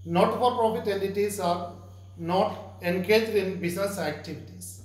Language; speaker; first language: English; non-native, local second language; Malayalam